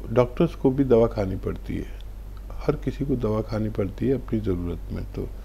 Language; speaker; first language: Hindi; native; Hindi